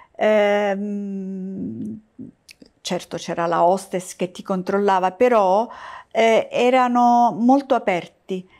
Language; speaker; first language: Italian; native; Italian